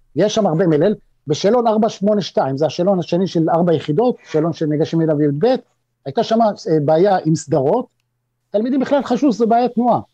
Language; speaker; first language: Hebrew; native; Hebrew